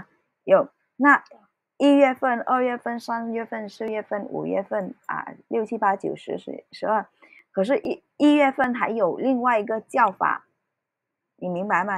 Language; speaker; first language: Chinese; early bilingual, heritage; Cantonese